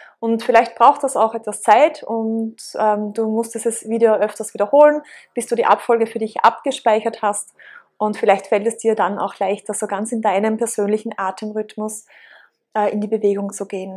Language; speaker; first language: German; native; German